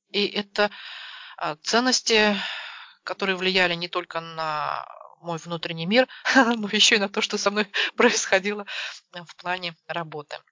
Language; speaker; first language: Russian; native; Russian